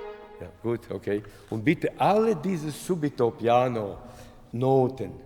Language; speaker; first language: German; non-native, fluent; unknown